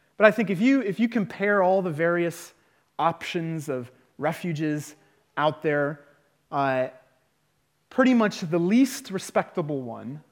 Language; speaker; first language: English; native; English